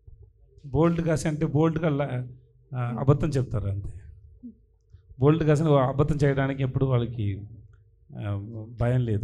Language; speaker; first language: Telugu; non-native, learner; Tamil